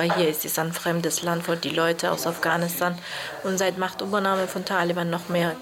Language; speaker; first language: German; non-native, fluent; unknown